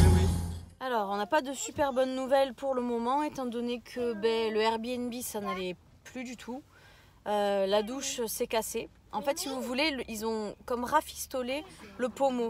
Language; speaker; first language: French; native; French